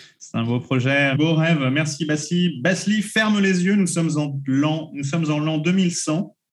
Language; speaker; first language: French; native; French